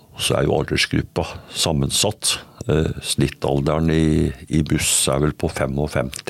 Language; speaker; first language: Norwegian; native; Norwegian